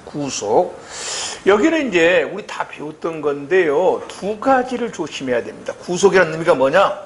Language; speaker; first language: Korean; native; Korean